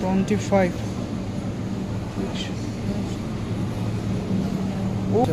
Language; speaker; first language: English; non-native, learner; Nepali